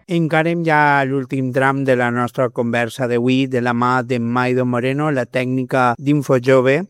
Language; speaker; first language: Catalan; native; Catalan